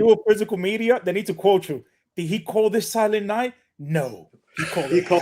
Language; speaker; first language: English; native; English